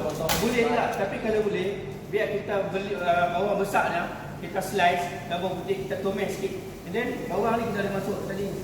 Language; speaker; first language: Malay; native; Malay